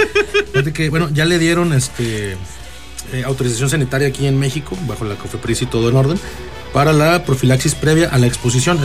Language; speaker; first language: Spanish; native; Spanish